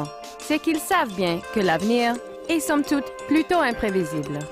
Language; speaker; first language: French; native; French